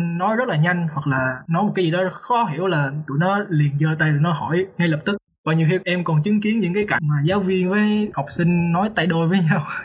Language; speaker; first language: Vietnamese; native; Vietnamese